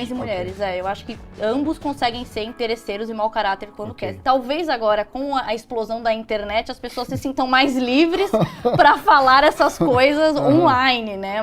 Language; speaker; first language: Portuguese; native; Portuguese